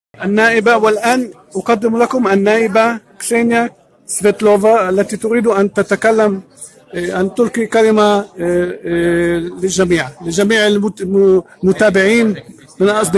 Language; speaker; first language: Arabic; non-native, fluent; Hebrew